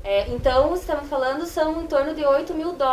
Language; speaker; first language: Portuguese; native; Portuguese